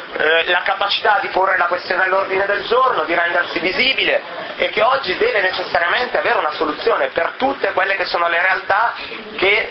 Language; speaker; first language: Italian; native; Italian